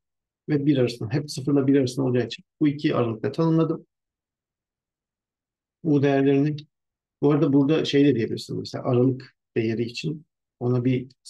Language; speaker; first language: Turkish; native; Turkish